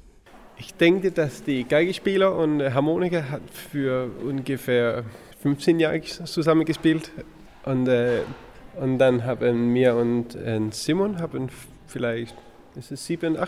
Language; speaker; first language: German; non-native, learner; Danish